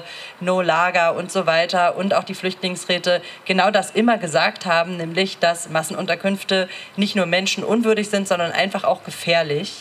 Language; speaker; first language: German; native; German